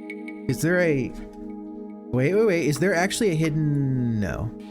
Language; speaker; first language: English; native; English